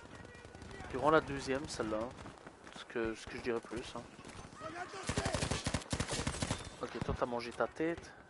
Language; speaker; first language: French; native; French